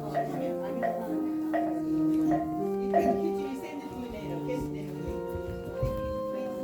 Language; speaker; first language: English; non-native, learner; Korean